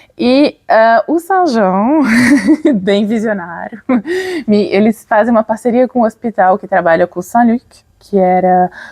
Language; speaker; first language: Portuguese; native; Portuguese